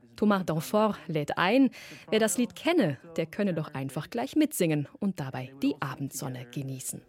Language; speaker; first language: German; native; German